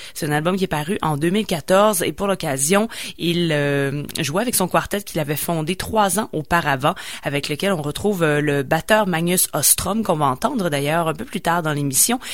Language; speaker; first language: French; native; French